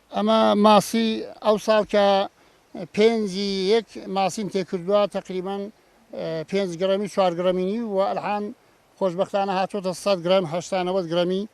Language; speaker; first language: Central Kurdish; native; Central Kurdish